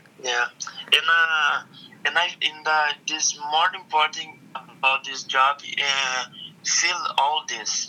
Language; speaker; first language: English; non-native, learner; Portuguese